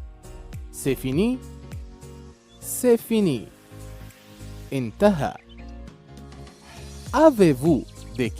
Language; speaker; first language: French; non-native, local second language; Arabic